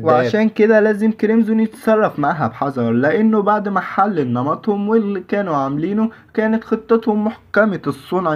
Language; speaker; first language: Arabic; native; Arabic